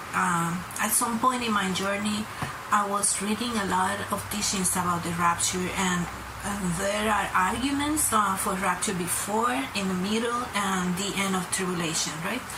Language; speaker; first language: English; non-native, fluent; Spanish